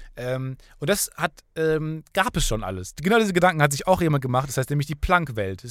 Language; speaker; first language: German; native; German